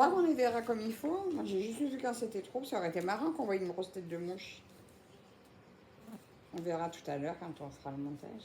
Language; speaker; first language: French; native; French